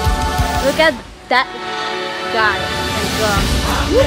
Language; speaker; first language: English; non-native, learner; Indonesian